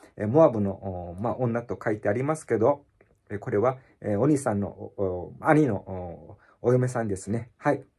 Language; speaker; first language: Japanese; native; Japanese